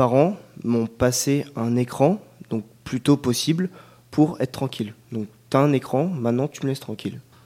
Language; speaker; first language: French; native; French